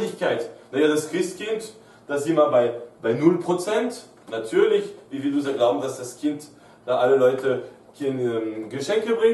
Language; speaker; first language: German; non-native, fluent; French